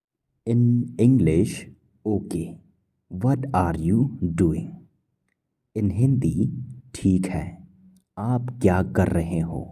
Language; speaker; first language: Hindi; non-native, local second language; Khasi